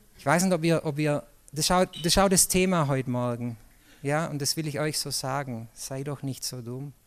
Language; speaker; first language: German; native; German